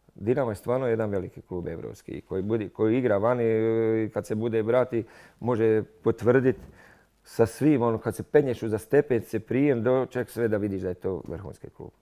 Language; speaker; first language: Croatian; native; Croatian